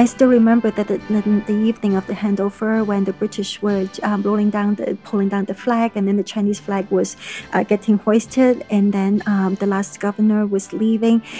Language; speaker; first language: English; non-native, local second language; Cantonese